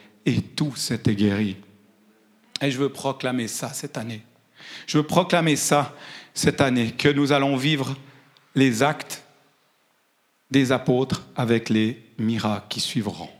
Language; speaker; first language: French; native; French